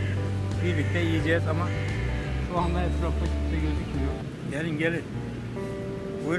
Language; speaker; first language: Turkish; native; Turkish